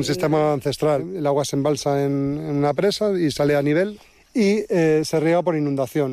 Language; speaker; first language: Spanish; native; Spanish